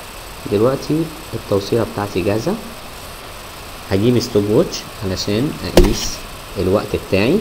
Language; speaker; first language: Arabic; native; Arabic